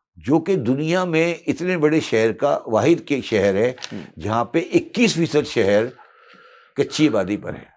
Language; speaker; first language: Urdu; native; Urdu